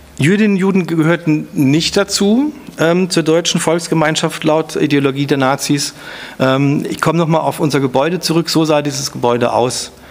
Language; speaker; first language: German; native; German